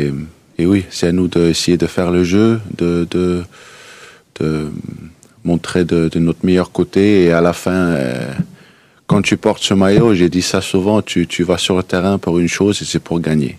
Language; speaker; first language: French; non-native, fluent; Danish